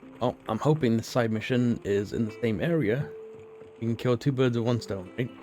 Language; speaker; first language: English; native; English